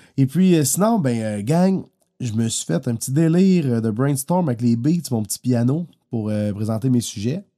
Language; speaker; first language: French; native; French